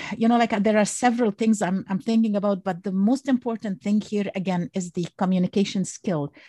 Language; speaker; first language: English; non-native, fluent; Arabic